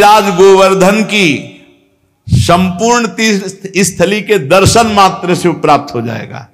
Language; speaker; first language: Hindi; native; Hindi